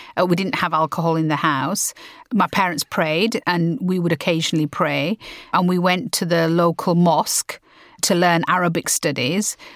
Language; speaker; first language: English; early bilingual, other home language; Punjabi